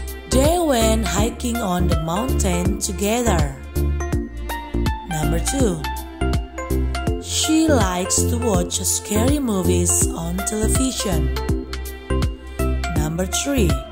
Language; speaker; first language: English; non-native, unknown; Indonesian